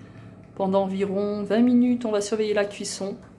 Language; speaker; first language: French; native; French